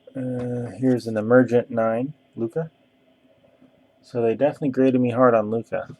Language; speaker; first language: English; native; English